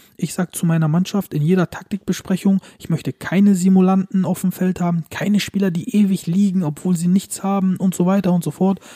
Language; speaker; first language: German; early bilingual, other home language; Turkish